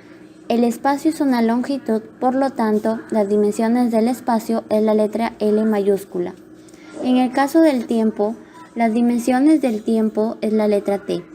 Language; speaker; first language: Spanish; native; Spanish